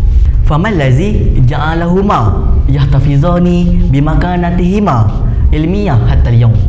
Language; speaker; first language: Arabic; non-native, learner; Malay